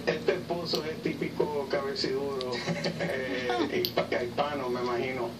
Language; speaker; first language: Spanish; early bilingual, heritage; Spanish